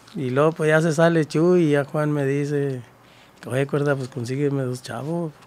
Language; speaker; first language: Spanish; native; Spanish